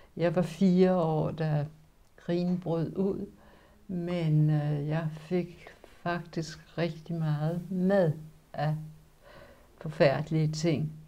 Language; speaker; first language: Danish; early bilingual, other home language; Polish